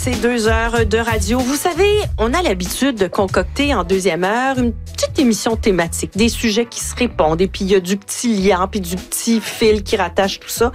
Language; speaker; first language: French; native; French